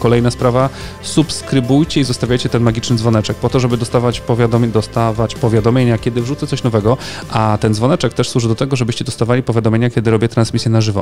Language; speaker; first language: Polish; native; Polish